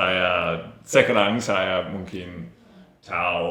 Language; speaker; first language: Indonesian; non-native, learner; English